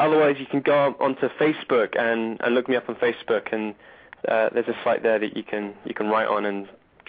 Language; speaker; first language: English; native; English